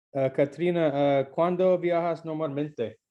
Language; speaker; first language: Spanish; non-native, learner; English